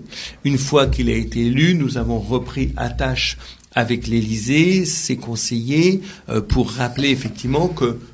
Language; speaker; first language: French; native; French